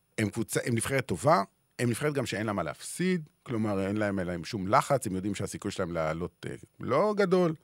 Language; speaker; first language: Hebrew; native; Hebrew